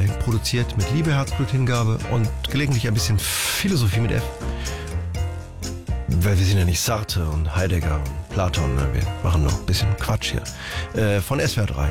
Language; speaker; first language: German; native; German